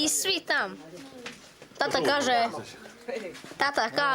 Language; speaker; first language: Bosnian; early bilingual, heritage; English